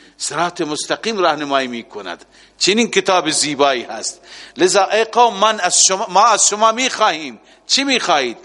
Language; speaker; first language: Persian; native; Persian